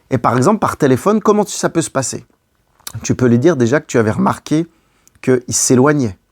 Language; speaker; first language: French; native; French